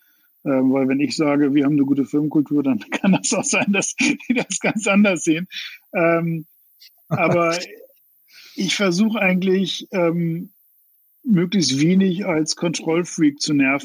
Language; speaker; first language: German; native; German